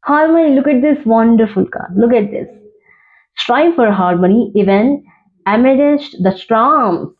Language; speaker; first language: English; non-native, local second language; Telugu